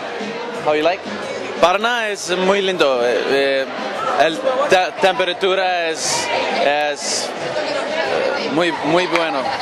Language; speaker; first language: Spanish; non-native, learner; Icelandic